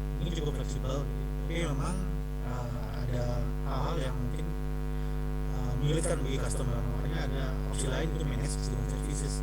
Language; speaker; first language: Indonesian; native; Indonesian